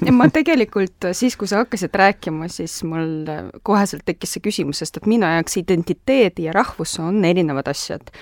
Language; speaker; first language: Estonian; non-native, local second language; Russian